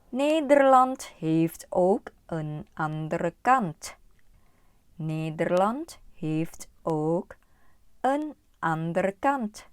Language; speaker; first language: Dutch; non-native, learner; Thai